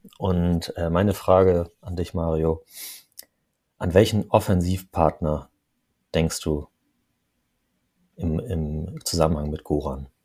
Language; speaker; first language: German; native; German